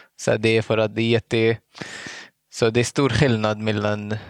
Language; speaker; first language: Swedish; non-native, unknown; Arabic